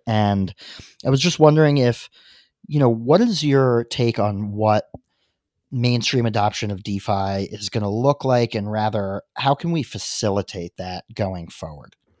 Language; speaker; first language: English; native; English